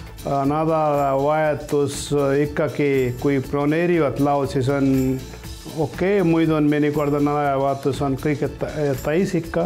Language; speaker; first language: Estonian; non-native, learner; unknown